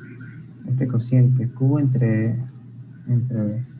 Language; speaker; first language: Spanish; native; Spanish